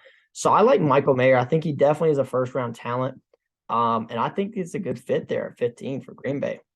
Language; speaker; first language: English; native; English